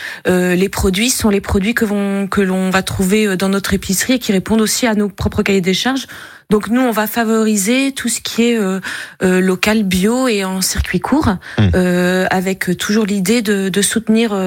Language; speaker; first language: French; native; French